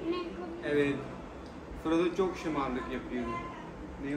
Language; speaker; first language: Turkish; non-native, learner; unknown